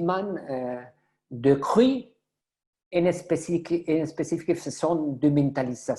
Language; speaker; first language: French; non-native, learner; Spanish